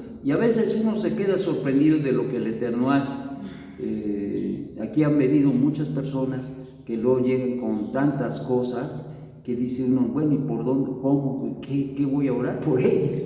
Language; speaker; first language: Spanish; native; Spanish